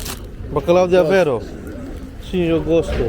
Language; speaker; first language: Portuguese; non-native, learner; Nepali